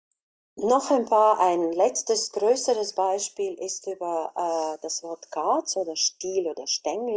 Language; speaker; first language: German; non-native, fluent; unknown